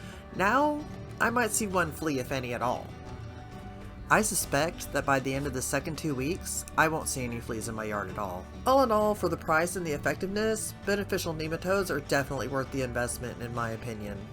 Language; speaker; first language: English; native; English